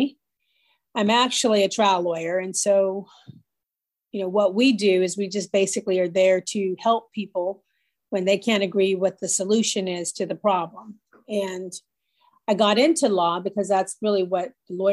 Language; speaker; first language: English; native; English